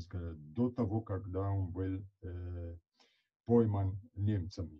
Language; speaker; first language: Russian; non-native, fluent; Italian